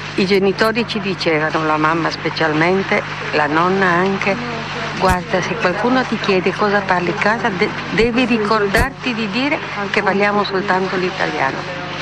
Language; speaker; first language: Italian; non-native, local second language; Slovenian